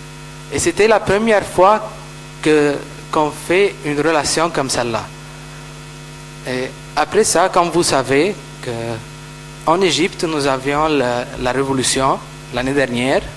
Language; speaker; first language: French; non-native, fluent; Arabic